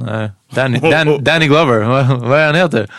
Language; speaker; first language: Swedish; non-native, fluent; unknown